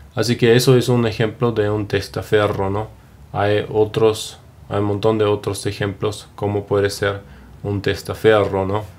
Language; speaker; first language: Spanish; non-native, fluent; German